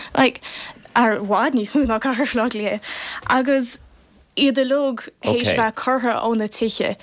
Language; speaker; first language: Irish; native; Irish